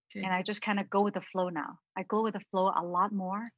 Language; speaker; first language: English; early bilingual, other home language; Cantonese